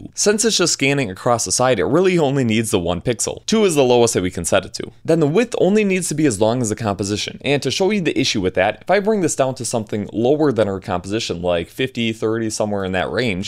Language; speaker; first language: English; native; English